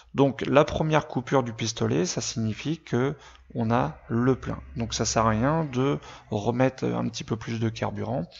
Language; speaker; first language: French; native; French